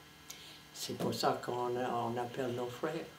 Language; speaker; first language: French; non-native, fluent; English